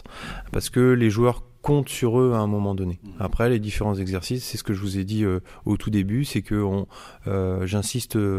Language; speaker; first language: French; native; French